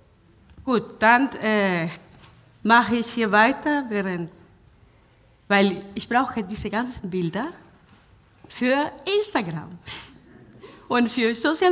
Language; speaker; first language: German; non-native, fluent; Spanish